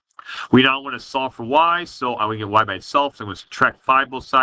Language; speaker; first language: English; native; English